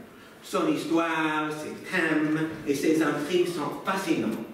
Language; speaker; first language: French; non-native, fluent; English